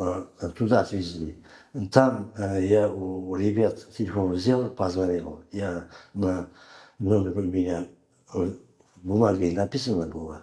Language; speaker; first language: Russian; non-native, learner; Uzbek